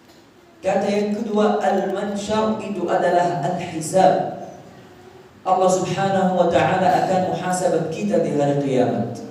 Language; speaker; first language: Indonesian; non-native, fluent; Arabic